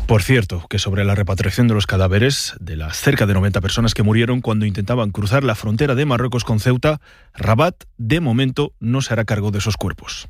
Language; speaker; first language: Spanish; native; Spanish